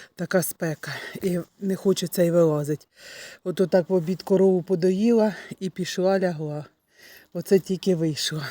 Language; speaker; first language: Ukrainian; native; Ukrainian